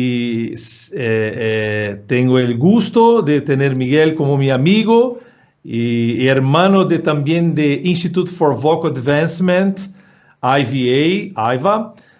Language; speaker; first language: Spanish; non-native, fluent; Portuguese